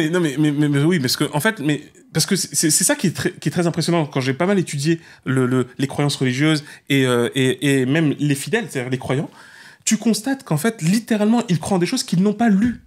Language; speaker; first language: French; native; French